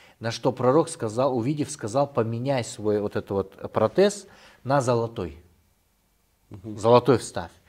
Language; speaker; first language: Russian; non-native, local second language; Kyrgyz